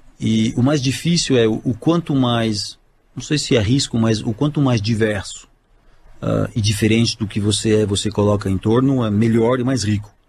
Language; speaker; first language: Portuguese; non-native, fluent; French